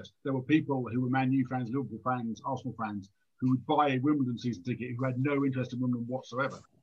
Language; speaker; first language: English; native; English